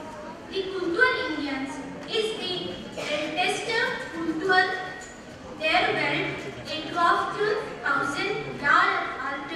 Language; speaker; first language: German; non-native, fluent; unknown